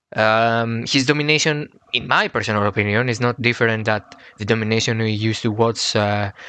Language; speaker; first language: English; non-native, fluent; Greek